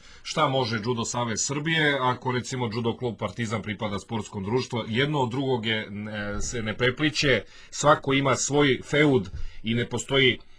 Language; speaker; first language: Serbian; native; Serbian